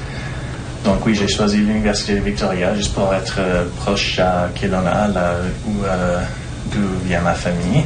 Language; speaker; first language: French; non-native, local second language; English